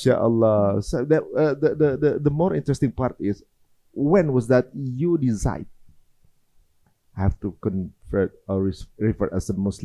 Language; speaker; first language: English; non-native, fluent; Indonesian